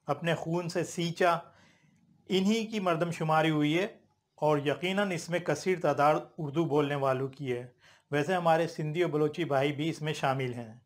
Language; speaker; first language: Urdu; native; Urdu